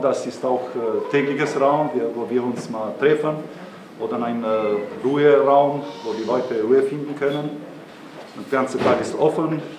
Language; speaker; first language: German; non-native, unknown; Romanian